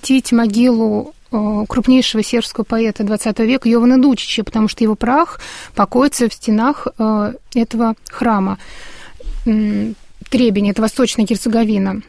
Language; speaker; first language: Russian; native; Russian